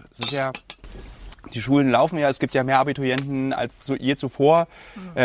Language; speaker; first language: German; native; German